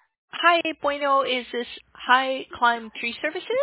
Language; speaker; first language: English; native; English